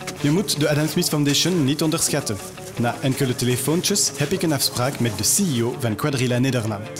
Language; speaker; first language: Dutch; non-native, local second language; French